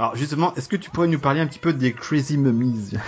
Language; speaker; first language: French; native; French